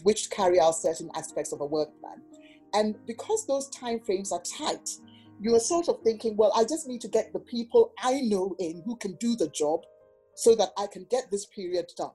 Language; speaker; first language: English; non-native, local second language; Akan